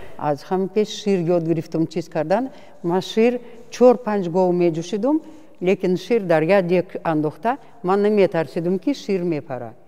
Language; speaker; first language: Tajik; non-native, fluent; Russian